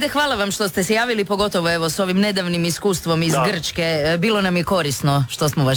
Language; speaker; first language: Serbian; native; Serbian